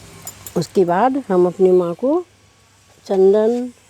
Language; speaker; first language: Hindi; native; Hindi